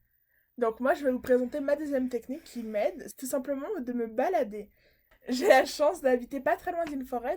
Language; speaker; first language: French; native; French